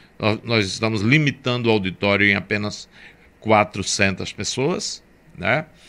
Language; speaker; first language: Portuguese; native; Portuguese